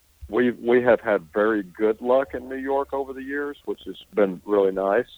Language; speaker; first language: English; native; English